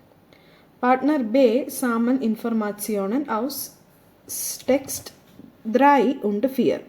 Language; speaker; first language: German; non-native, fluent; Malayalam